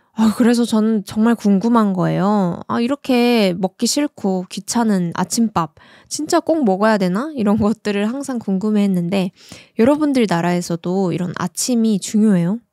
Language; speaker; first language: Korean; native; Korean